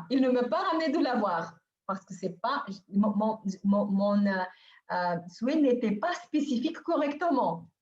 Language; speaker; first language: French; non-native, fluent; Bulgarian